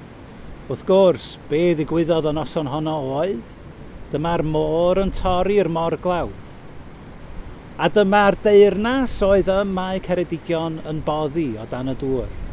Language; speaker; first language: Welsh; native; Welsh